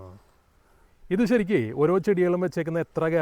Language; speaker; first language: Malayalam; native; Malayalam